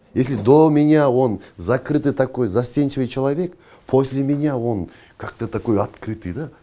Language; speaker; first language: Russian; non-native, local second language; Kazakh